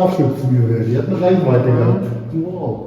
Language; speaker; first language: German; non-native, local second language; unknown